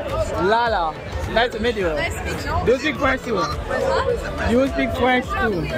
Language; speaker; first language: English; non-native, learner; French